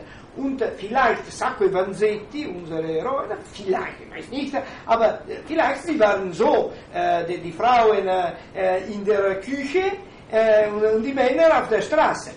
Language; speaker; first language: German; non-native, fluent; Italian